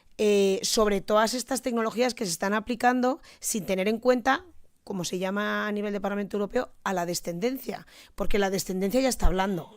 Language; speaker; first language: Spanish; native; Spanish